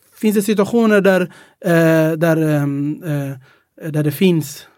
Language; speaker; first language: Swedish; early bilingual, other home language; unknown